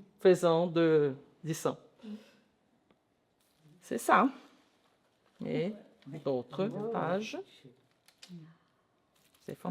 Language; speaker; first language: French; non-native, learner; Portuguese